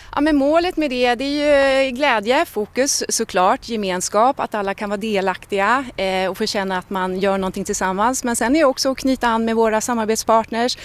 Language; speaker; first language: Swedish; native; Swedish